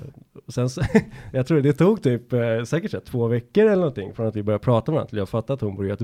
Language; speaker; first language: Swedish; native; Swedish